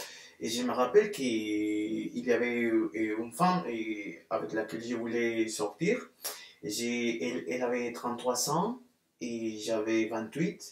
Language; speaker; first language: French; non-native, fluent; Spanish